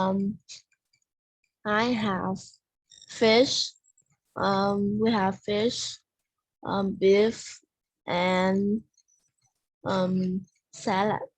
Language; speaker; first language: English; non-native, learner; Vietnamese